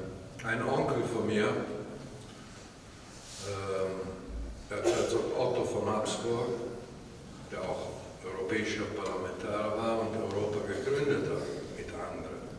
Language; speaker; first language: German; non-native, fluent; Italian